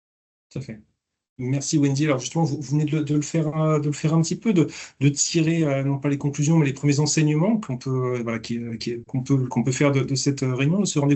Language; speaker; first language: French; native; French